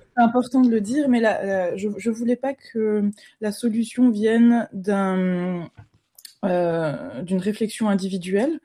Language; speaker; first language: French; native; French